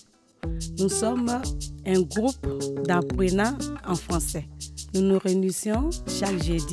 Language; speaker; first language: French; non-native, fluent; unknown